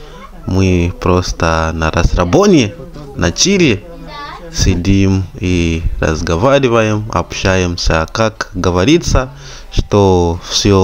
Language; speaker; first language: Russian; non-native, fluent; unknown